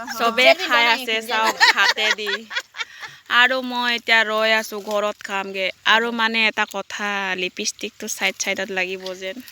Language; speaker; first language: Assamese; non-native, local second language; Mising